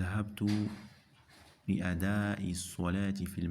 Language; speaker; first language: Arabic; non-native, fluent; French